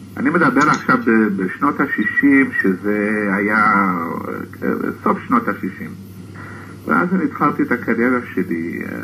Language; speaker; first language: Hebrew; early bilingual, other home language; English